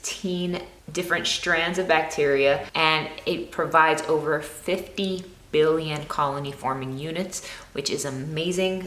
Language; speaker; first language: English; native; English